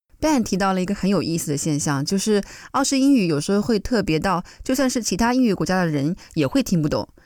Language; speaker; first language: Chinese; native; Chinese